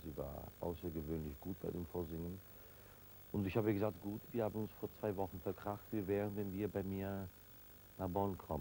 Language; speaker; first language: German; non-native, fluent; Italian